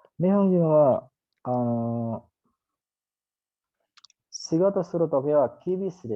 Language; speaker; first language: Japanese; non-native, learner; Indonesian